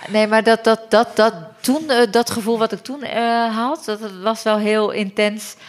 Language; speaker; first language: Dutch; early bilingual, other home language; Turkish